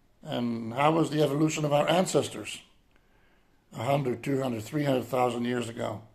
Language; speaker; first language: English; non-native, fluent; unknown